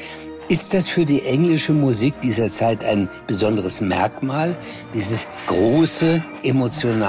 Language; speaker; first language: German; native; German